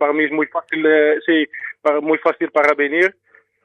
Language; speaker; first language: Spanish; non-native, fluent; Dutch